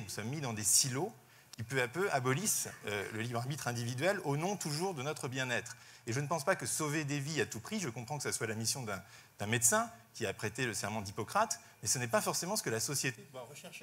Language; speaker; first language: French; native; French